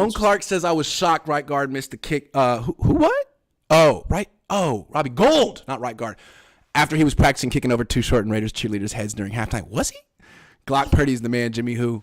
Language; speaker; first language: English; native; English